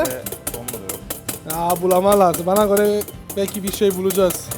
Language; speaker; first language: Turkish; non-native, learner; Italian